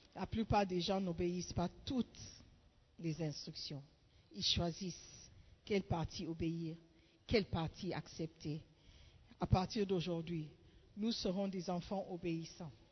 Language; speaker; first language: French; non-native, fluent; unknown